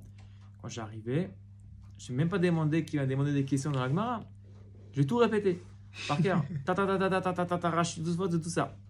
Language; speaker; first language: French; non-native, fluent; Hebrew